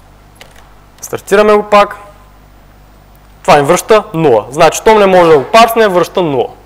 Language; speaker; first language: Bulgarian; native; Bulgarian